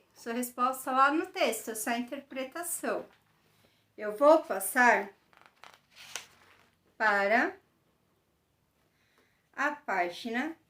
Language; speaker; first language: Portuguese; native; Portuguese